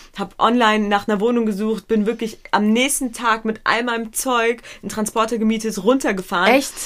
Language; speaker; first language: German; early bilingual, other home language; Pashto